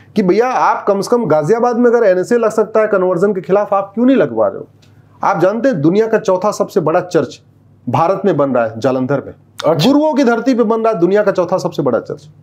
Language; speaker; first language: Hindi; native; Hindi